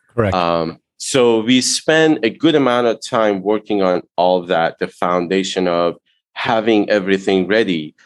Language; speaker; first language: English; non-native, fluent; Persian